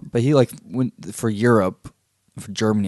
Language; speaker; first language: English; native; English